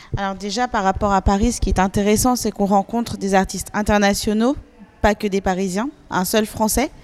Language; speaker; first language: French; native; French